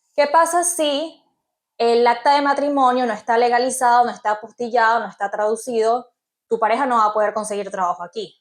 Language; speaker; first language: Spanish; native; Spanish